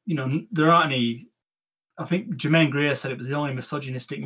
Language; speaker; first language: English; native; English